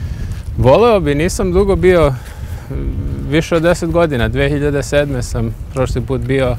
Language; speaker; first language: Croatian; early bilingual, heritage; English